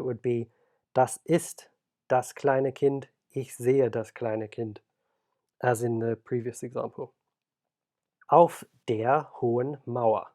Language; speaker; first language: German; non-native, fluent; English